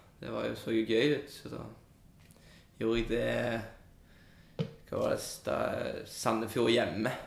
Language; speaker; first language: Norwegian; native; Norwegian